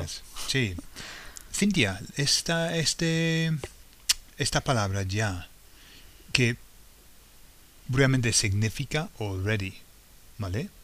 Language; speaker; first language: Spanish; non-native, fluent; English